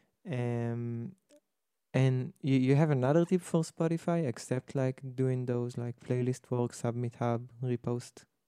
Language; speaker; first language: English; non-native, fluent; Hebrew